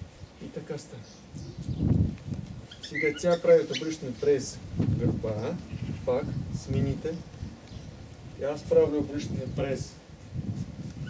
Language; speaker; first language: Bulgarian; non-native, learner; Russian